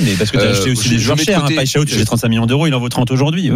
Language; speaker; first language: French; native; French